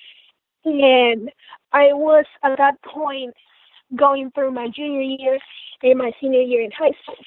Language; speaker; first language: English; non-native, fluent; Spanish